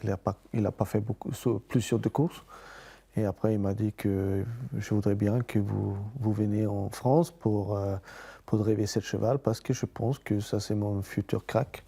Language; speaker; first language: French; non-native, fluent; Swedish